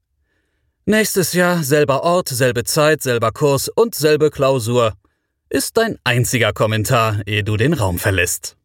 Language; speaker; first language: German; native; German